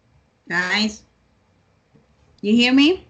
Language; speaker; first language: English; non-native, learner; Spanish